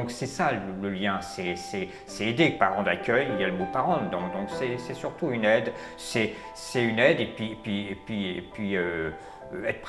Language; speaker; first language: French; native; French